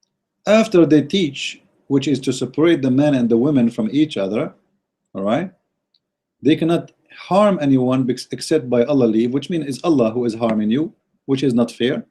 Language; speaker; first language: English; non-native, fluent; Arabic